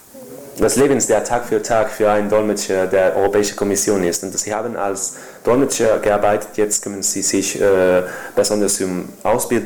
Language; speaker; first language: German; non-native, fluent; Spanish